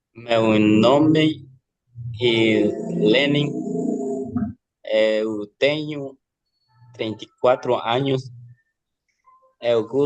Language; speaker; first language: Portuguese; non-native, learner; Spanish